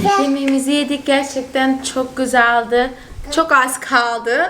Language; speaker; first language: Turkish; non-native, fluent; Portuguese